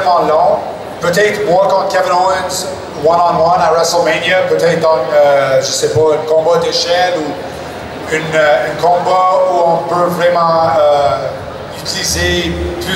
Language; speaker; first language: French; non-native, local second language; English